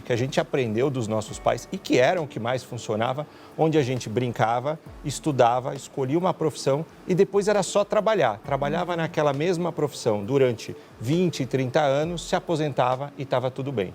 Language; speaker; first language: Portuguese; native; Portuguese